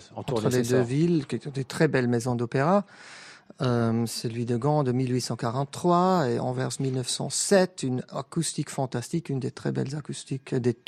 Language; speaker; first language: French; native; French